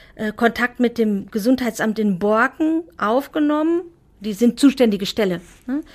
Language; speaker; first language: German; native; German